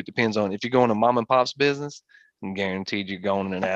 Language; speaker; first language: English; native; English